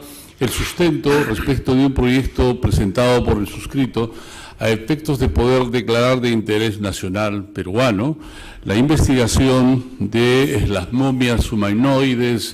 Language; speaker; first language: Spanish; native; Spanish